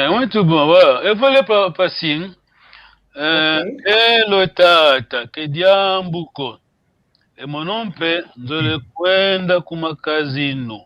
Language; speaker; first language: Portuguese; non-native, fluent; Kongo